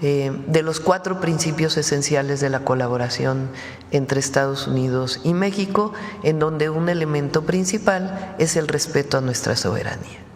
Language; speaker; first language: Spanish; native; Spanish